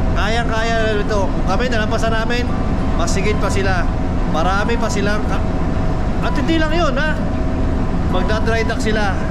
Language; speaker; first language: Filipino; non-native, local second language; Cebuano